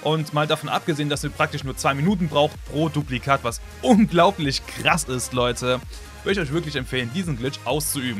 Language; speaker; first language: German; native; German